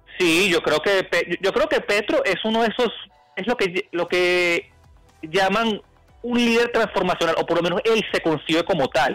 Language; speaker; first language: Spanish; native; Spanish